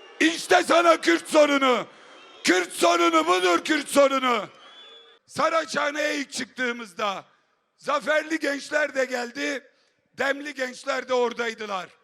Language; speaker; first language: Turkish; native; Turkish